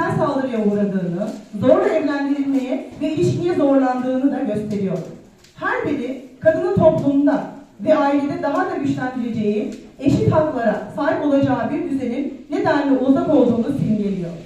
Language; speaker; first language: Turkish; native; Turkish